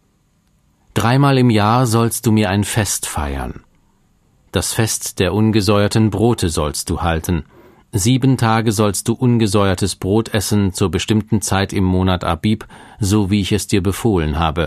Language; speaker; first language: German; native; German